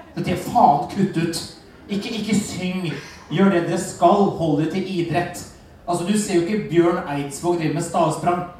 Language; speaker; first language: Norwegian; native; Norwegian